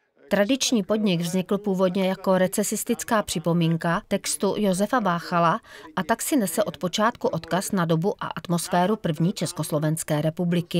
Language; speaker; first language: Czech; native; Czech